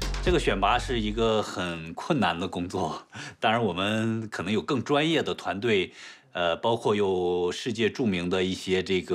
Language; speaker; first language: Chinese; native; Chinese